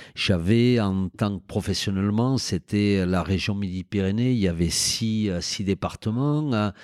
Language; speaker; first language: French; native; French